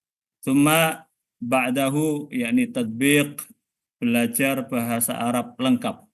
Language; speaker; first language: Arabic; non-native, fluent; Indonesian